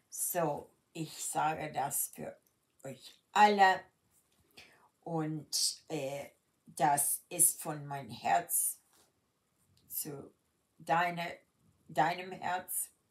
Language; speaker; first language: German; early bilingual, heritage; German